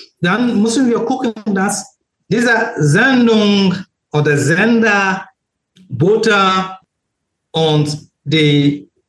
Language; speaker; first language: German; non-native, learner; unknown